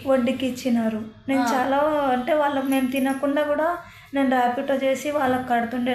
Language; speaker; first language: Telugu; non-native, local second language; Hindi